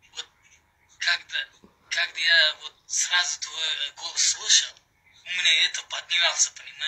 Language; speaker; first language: Russian; non-native, learner; Uzbek